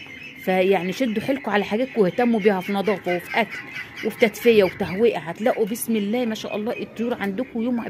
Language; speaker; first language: Arabic; native; Arabic